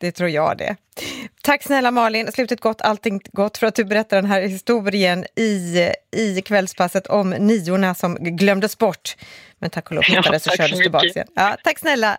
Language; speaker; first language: Swedish; native; Swedish